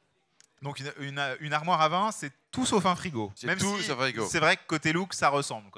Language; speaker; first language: French; native; French